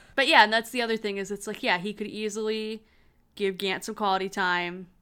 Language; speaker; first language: English; native; English